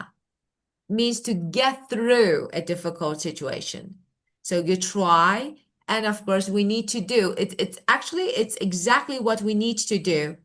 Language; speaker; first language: English; non-native, fluent; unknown